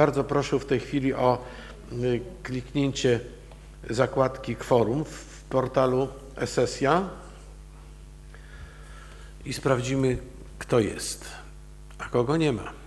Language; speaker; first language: Polish; native; Polish